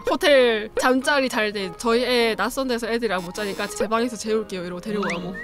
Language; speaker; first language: Korean; native; Korean